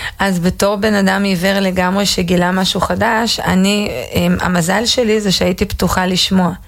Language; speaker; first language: Hebrew; early bilingual, other home language; Russian